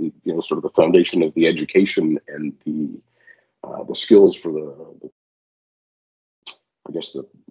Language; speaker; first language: English; native; English